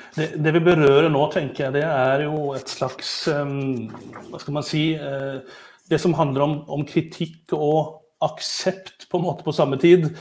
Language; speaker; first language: Norwegian; native; Norwegian